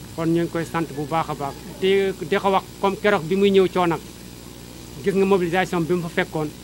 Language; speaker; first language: Wolof; non-native, local second language; Fula